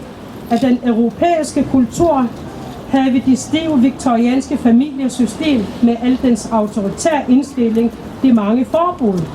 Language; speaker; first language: Danish; non-native, local second language; Kalaallisut